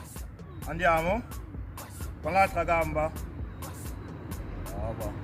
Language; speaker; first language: Italian; non-native, learner; French